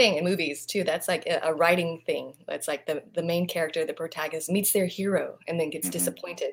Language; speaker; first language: English; non-native, fluent; Vietnamese